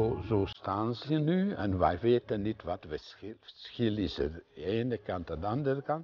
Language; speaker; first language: Dutch; non-native, fluent; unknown